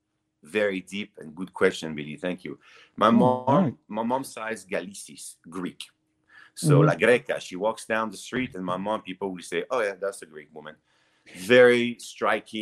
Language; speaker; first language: English; non-native, fluent; French